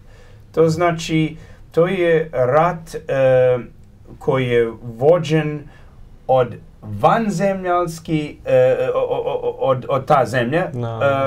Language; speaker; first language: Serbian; early bilingual, heritage; Croatian